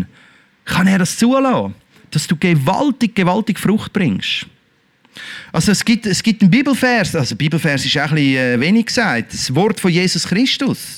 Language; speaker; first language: German; native; German